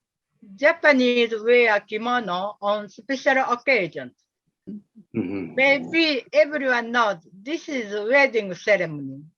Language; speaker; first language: English; non-native, learner; Japanese